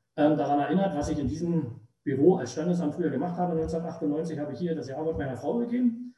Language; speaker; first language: German; native; German